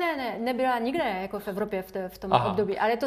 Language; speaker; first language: Czech; non-native, fluent; French